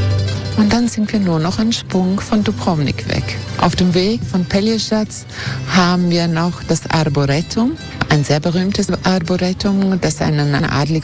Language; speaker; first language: German; non-native, fluent; Croatian